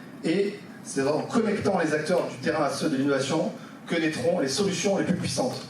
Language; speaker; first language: French; native; French